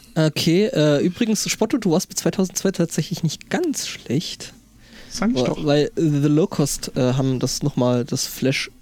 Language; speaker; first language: German; native; German